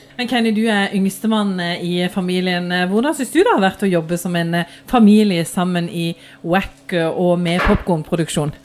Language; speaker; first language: Norwegian; native; Norwegian